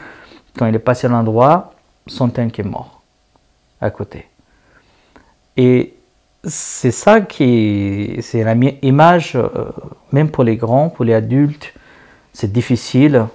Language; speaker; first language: French; non-native, learner; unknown